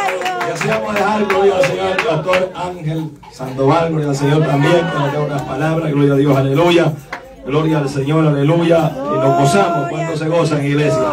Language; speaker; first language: Spanish; native; Spanish